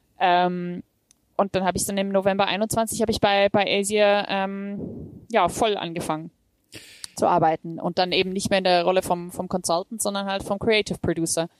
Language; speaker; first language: German; native; German